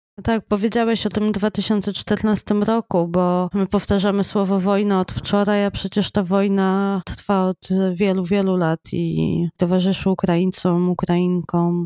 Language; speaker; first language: Polish; native; Polish